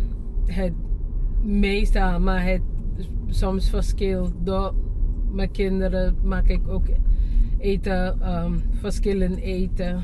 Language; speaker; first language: Dutch; non-native, local second language; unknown